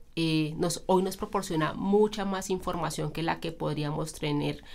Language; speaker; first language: Spanish; native; Spanish